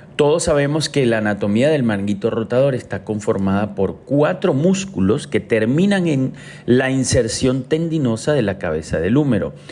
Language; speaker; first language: Spanish; native; Spanish